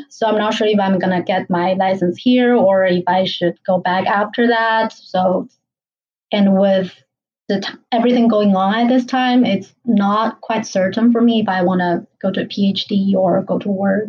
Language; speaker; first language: English; non-native, fluent; Chinese